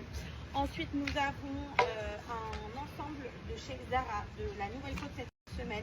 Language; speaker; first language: French; native; French